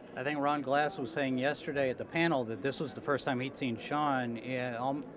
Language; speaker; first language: English; native; English